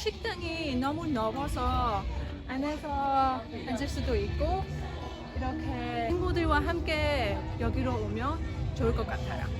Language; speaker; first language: Korean; non-native, fluent; Burmese